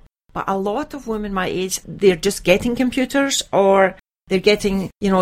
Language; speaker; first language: English; native; English